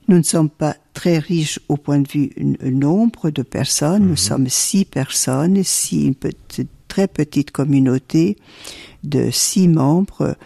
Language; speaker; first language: French; early bilingual, other home language; Italian